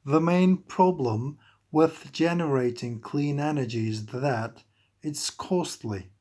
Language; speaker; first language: English; non-native, fluent; Turkish